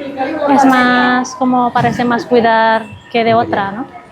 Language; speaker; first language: Spanish; non-native, learner; Indonesian